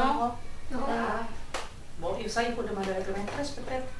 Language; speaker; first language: French; non-native, fluent; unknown